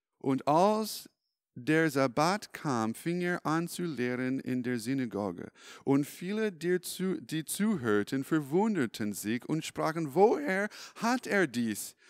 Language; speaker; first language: German; non-native, fluent; English